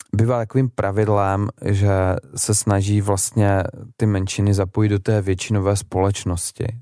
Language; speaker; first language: Czech; native; Czech